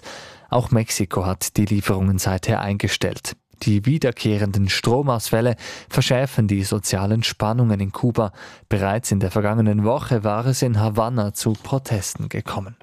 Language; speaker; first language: German; native; German